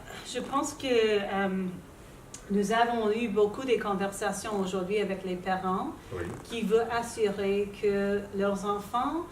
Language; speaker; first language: French; non-native, local second language; English